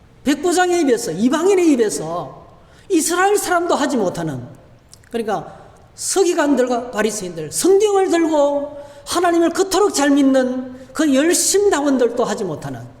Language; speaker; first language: Korean; native; Korean